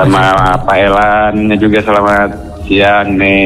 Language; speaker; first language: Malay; non-native, local second language; Sundanese